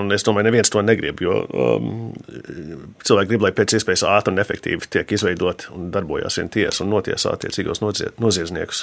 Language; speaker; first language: Latvian; early bilingual, heritage; Latvian